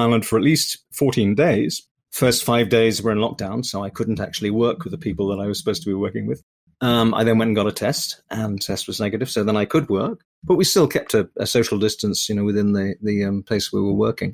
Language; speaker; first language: English; native; English